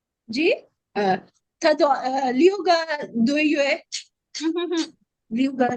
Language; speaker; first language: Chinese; non-native, learner; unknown